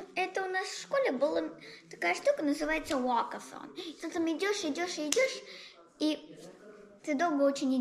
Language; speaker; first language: Russian; early bilingual, heritage; Russian